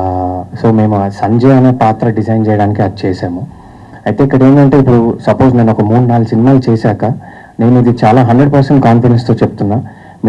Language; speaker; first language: Telugu; native; Telugu